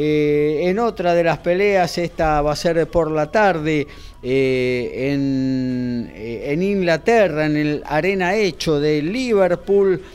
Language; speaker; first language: Spanish; native; Spanish